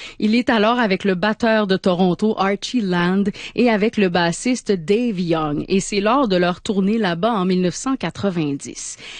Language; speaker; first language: French; native; French